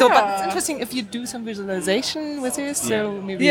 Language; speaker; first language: English; non-native, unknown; German